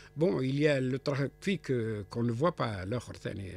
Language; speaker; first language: French; non-native, local second language; Arabic